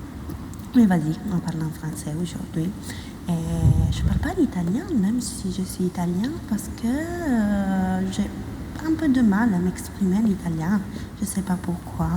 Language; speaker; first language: French; non-native, fluent; Italian